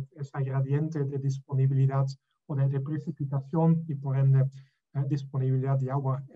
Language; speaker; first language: Spanish; non-native, fluent; Dutch